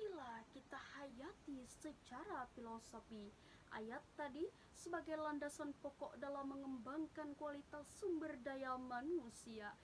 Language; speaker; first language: Indonesian; native; Indonesian